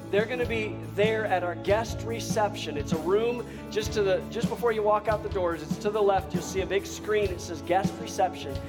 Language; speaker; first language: English; native; English